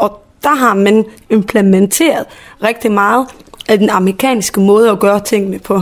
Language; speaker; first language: Danish; early bilingual, other home language; Somali